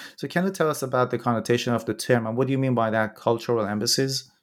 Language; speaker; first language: English; non-native, fluent; Persian